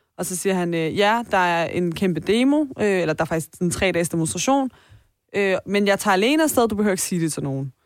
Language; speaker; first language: Danish; early bilingual, other home language; Persian